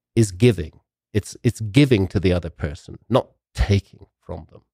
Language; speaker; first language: English; native; English